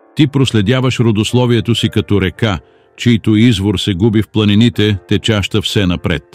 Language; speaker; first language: Bulgarian; non-native, learner; English